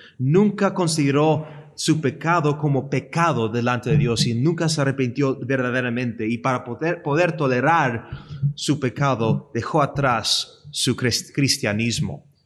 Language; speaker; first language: Spanish; early bilingual, heritage; Spanish